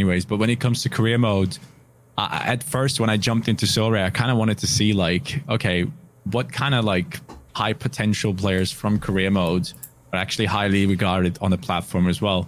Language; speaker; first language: English; non-native, fluent; German